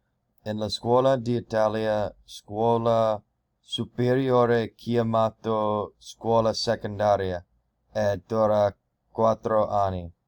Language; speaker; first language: Italian; non-native, learner; English